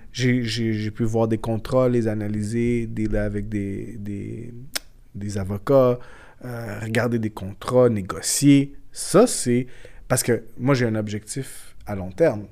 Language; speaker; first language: French; early bilingual, other home language; Portuguese